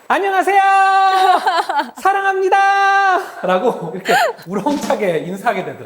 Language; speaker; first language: Korean; native; Korean